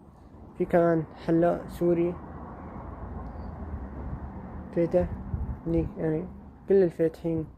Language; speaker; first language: Arabic; native; Arabic